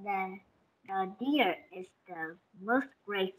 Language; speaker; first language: English; non-native, learner; Korean